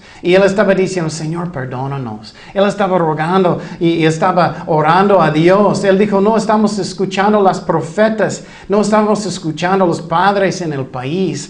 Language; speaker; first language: Spanish; non-native, fluent; English